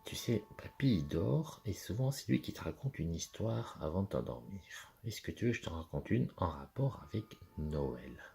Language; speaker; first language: French; native; French